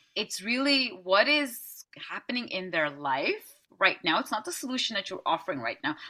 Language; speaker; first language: English; early bilingual, other home language; Dutch